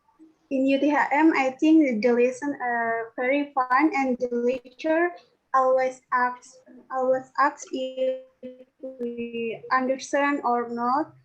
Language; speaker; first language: English; non-native, learner; Indonesian